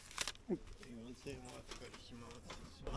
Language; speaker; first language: Japanese; native; Japanese